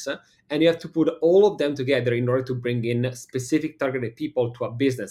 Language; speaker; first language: English; non-native, fluent; Italian